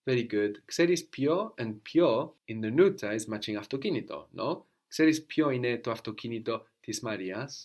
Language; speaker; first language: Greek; non-native, fluent; English